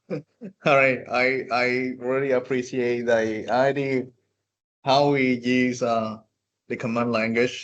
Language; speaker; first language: English; non-native, fluent; Vietnamese